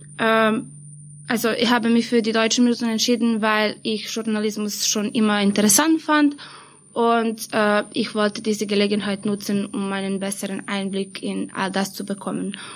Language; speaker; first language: German; non-native, fluent; Serbian